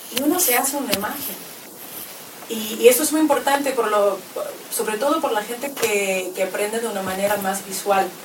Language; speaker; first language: Spanish; non-native, fluent; Russian